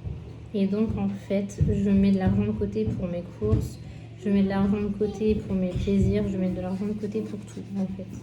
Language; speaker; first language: French; native; French